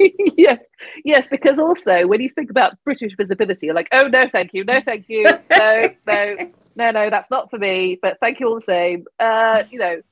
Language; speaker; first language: English; native; English